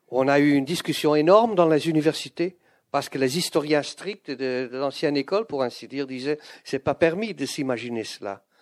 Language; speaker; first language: French; non-native, fluent; Dutch